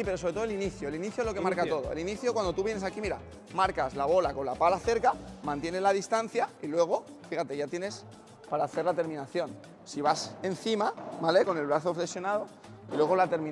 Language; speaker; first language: Spanish; native; Spanish